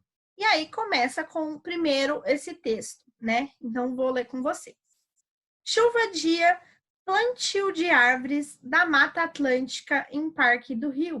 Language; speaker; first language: Portuguese; native; Portuguese